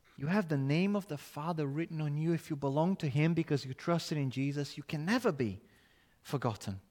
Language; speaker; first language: English; non-native, fluent; Portuguese